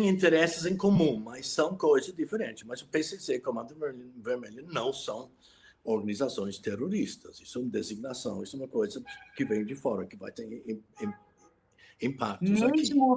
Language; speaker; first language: Portuguese; non-native, fluent; English